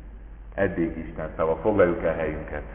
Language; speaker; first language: Hungarian; native; Hungarian